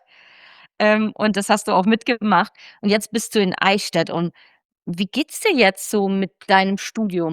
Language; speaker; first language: German; native; German